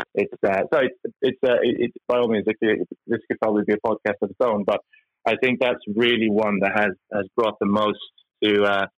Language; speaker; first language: English; non-native, fluent; Norwegian